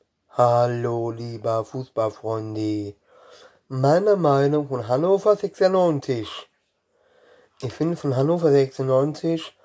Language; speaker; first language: German; non-native, learner; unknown